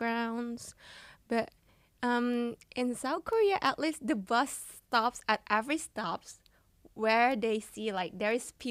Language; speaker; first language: English; non-native, fluent; Indonesian